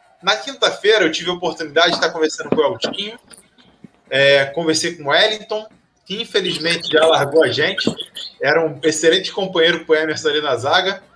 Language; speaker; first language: Portuguese; native; Portuguese